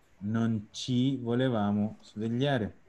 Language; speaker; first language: Italian; non-native, fluent; Spanish